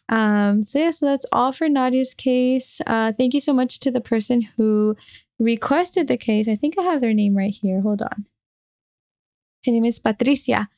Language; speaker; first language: English; early bilingual, other home language; Spanish